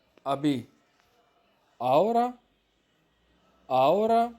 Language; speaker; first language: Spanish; non-native, fluent; Urdu